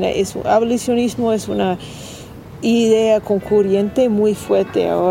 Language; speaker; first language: Spanish; non-native, learner; English